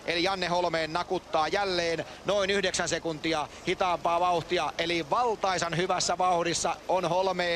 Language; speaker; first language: Finnish; native; Finnish